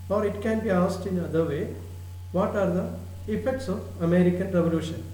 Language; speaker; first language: English; non-native, local second language; Malayalam